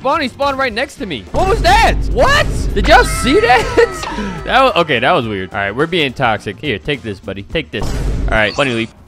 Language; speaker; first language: English; native; English